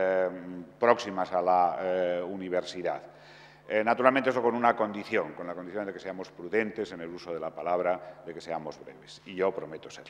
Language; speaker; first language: Spanish; native; Spanish